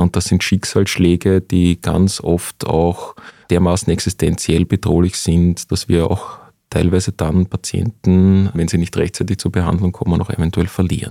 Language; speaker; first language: German; native; German